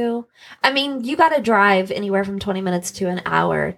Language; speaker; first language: English; native; English